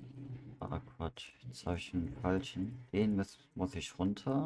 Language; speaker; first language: German; native; German